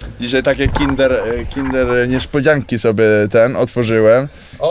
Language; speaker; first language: Polish; early bilingual, heritage; Polish